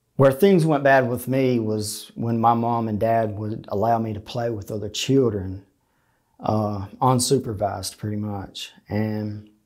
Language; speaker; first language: English; native; English